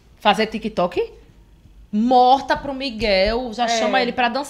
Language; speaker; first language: Portuguese; native; Portuguese